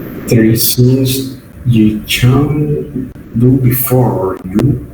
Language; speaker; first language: English; non-native, learner; Spanish